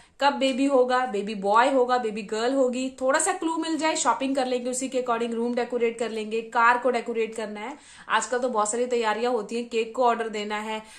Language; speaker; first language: Hindi; native; Hindi